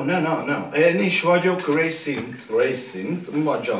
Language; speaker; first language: Hungarian; non-native, learner; English